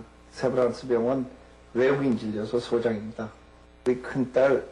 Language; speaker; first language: Korean; non-native, local second language; English